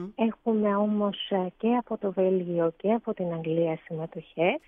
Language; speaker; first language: Greek; early bilingual, other home language; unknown